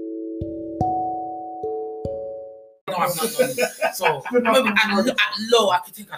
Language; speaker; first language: English; native; English